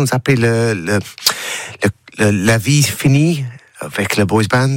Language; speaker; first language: French; non-native, learner; English